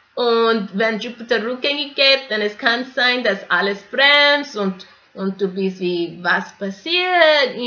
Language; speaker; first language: German; non-native, fluent; English